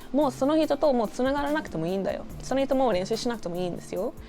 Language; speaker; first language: Japanese; non-native, fluent; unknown